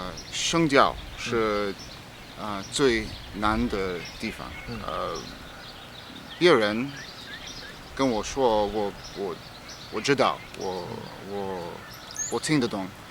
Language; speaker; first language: Chinese; non-native, learner; English